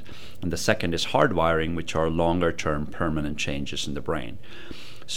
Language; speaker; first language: English; non-native, local second language; Tamil